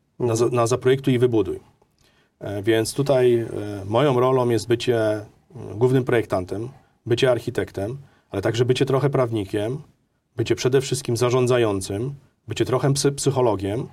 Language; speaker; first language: Polish; native; Polish